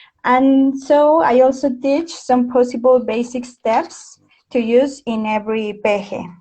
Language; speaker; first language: English; non-native, fluent; Spanish